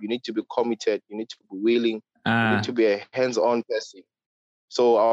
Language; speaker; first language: English; non-native, local second language; Swati